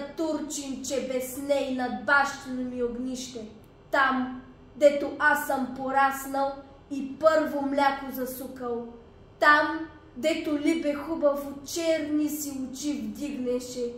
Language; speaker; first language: Bulgarian; native; Bulgarian